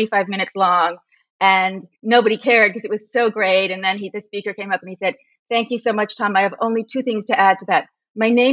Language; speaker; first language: English; native; English